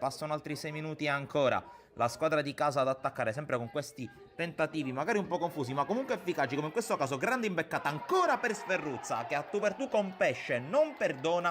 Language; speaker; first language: Italian; native; Italian